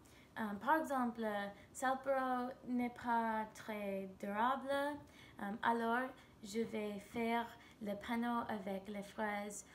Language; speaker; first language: French; non-native, learner; English